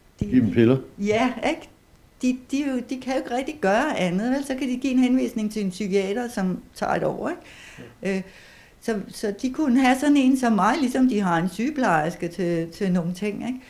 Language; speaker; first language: Danish; native; Danish